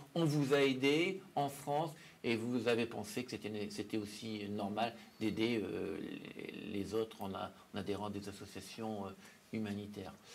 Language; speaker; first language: French; native; French